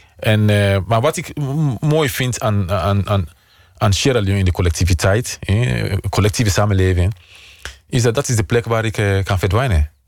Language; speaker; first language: Dutch; non-native, fluent; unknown